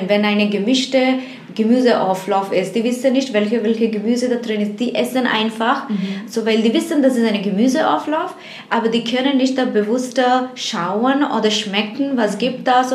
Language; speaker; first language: German; non-native, fluent; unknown